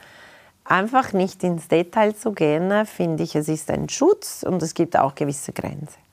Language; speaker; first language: German; non-native, local second language; Italian